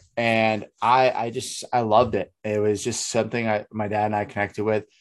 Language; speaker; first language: English; native; English